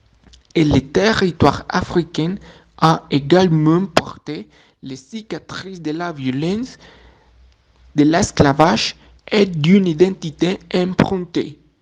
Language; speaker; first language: French; non-native, learner; Spanish